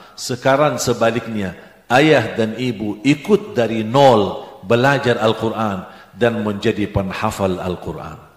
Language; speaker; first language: Indonesian; non-native, fluent; Arabic